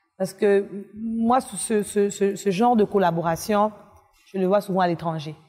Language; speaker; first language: French; non-native, local second language; Lingala